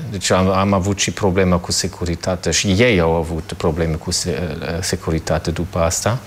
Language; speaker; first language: Romanian; non-native, fluent; German